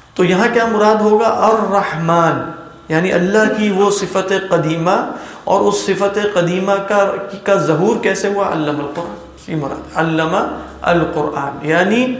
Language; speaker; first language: Urdu; native; Urdu